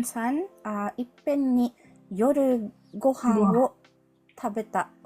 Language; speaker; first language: Japanese; non-native, fluent; Filipino